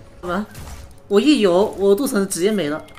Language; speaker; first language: Chinese; native; Chinese